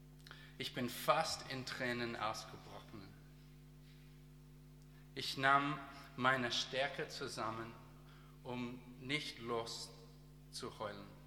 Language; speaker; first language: German; non-native, learner; English